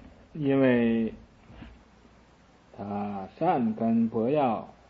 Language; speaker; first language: Chinese; native; Chinese